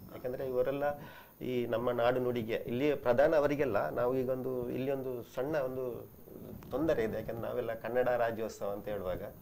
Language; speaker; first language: Kannada; non-native, local second language; Tulu